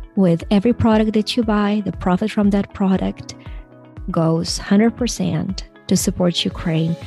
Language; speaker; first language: English; non-native, fluent; Ukrainian